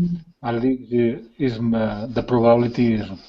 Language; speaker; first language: English; non-native, learner; Spanish